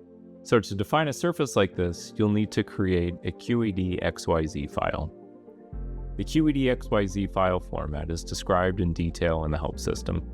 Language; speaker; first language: English; native; English